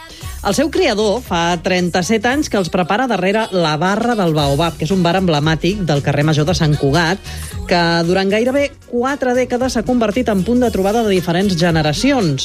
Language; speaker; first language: Catalan; native; Catalan